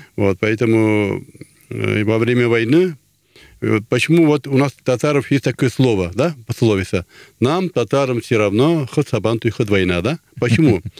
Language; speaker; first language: Russian; non-native, local second language; Tatar